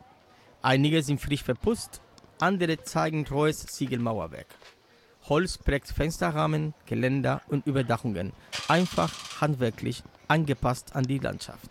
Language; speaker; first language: German; native; German